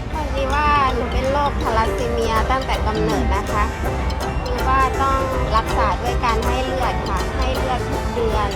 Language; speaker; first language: Thai; native; Thai